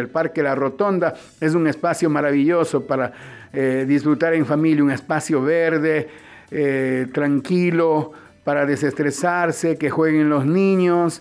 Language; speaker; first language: Spanish; native; Spanish